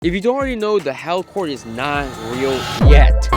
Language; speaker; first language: English; native; English